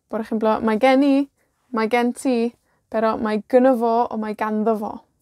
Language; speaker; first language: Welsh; non-native, fluent; Spanish